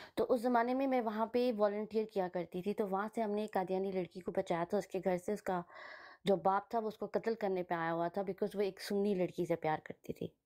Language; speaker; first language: Hindi; early bilingual, heritage; Hindi